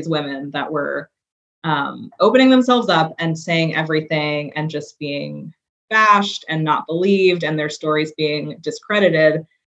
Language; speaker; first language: English; native; English